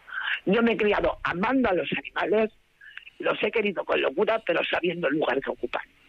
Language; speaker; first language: Spanish; native; Spanish